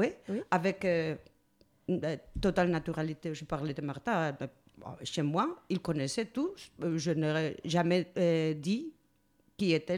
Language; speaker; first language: French; non-native, learner; Spanish